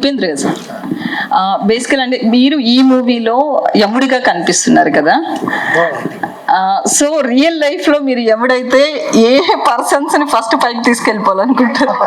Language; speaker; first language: Telugu; native; Telugu